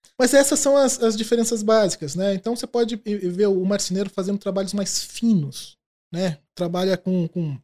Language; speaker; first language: Portuguese; native; Portuguese